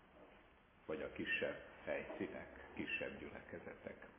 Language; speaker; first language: Hungarian; native; Hungarian